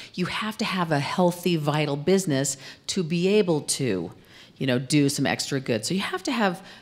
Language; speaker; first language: English; native; English